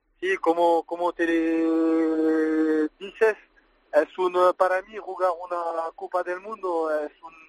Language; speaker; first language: Spanish; non-native, learner; French